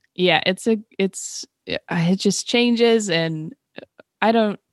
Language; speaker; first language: English; native; English